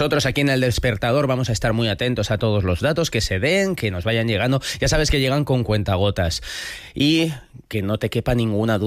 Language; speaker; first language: Spanish; native; Spanish